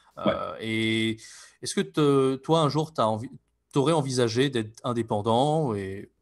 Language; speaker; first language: French; native; French